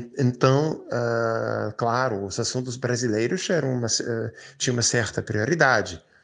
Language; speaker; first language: Portuguese; non-native, fluent; English